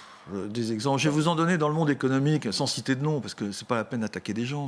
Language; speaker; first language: French; native; French